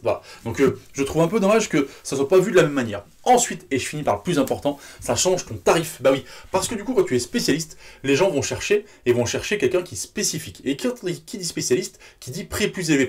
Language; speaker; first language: French; native; French